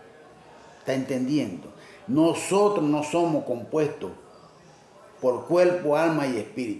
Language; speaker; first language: Spanish; native; Spanish